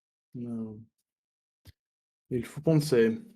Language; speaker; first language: French; non-native, learner; Russian